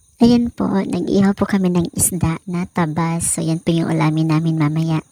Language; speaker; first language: Filipino; non-native, local second language; Cebuano